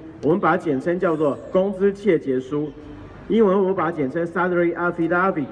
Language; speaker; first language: Chinese; native; Chinese